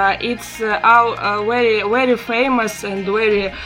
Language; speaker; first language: English; non-native, learner; Russian